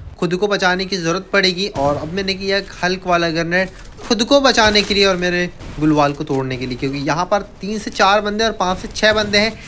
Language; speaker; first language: Hindi; native; Hindi